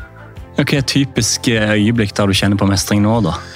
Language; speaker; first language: Norwegian; native; Norwegian